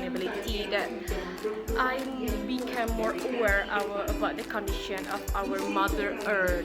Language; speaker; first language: English; non-native, fluent; Indonesian